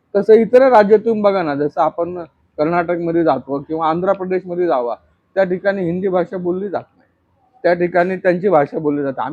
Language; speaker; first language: Marathi; native; Marathi